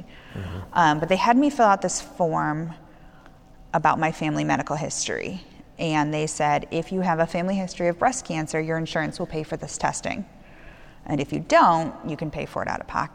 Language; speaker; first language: English; native; English